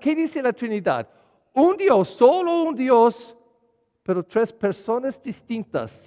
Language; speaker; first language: Spanish; non-native, learner; English